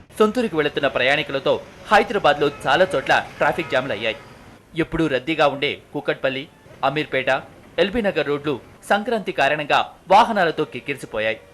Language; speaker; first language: Telugu; native; Telugu